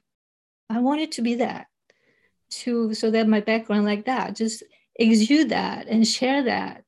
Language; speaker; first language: English; non-native, fluent; Korean